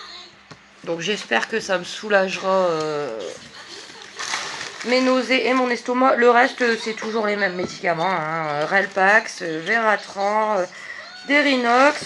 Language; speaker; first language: French; native; French